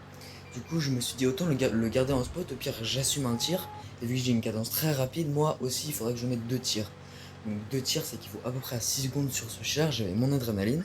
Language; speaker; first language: French; native; French